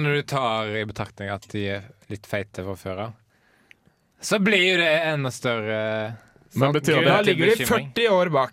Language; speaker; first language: Norwegian; native; Norwegian